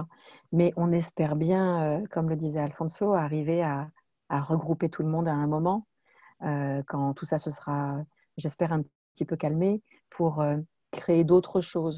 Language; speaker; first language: French; native; French